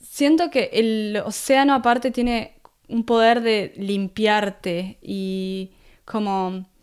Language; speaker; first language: Spanish; native; Spanish